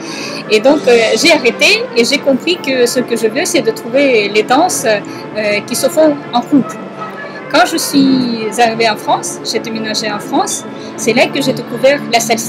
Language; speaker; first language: French; non-native, fluent; Russian